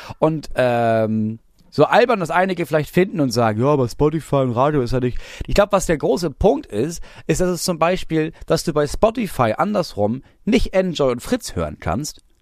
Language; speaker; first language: German; native; German